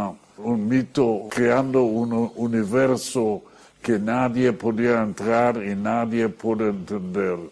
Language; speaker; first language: Spanish; non-native, fluent; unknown